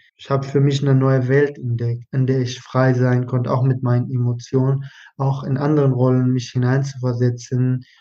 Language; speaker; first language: German; non-native, fluent; Arabic